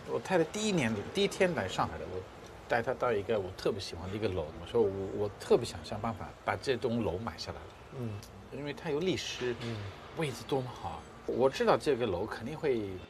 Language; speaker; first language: Chinese; non-native, fluent; English